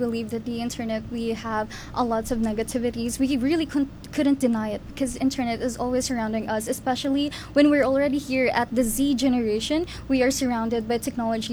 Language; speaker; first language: English; non-native, local second language; Hiligaynon